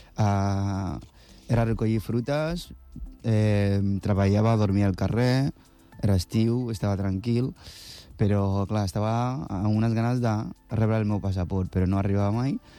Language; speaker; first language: Catalan; non-native, fluent; Akan